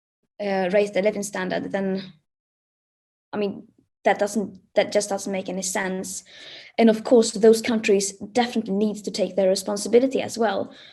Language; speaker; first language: English; non-native, fluent; Swedish